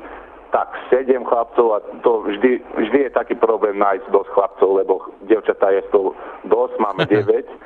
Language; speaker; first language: Slovak; early bilingual, heritage; Slovak